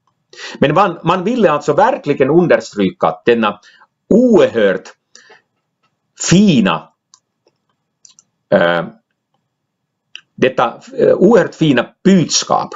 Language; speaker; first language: Swedish; non-native, local second language; Finnish